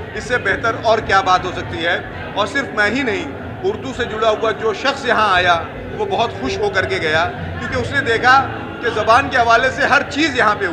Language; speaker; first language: Hindi; native; Hindi